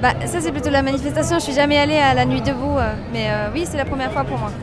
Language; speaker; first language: French; non-native, fluent; German